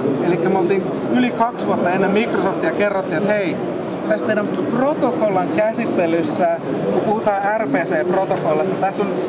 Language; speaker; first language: Finnish; native; Finnish